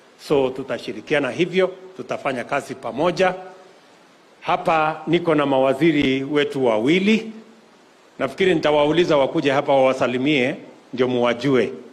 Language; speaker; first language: Swahili; non-native, local second language; Kalenjin